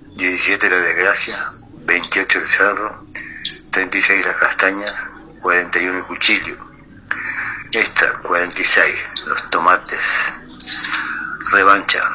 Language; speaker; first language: Spanish; native; Spanish